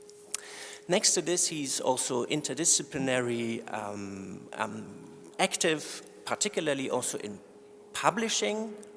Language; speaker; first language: English; non-native, fluent; German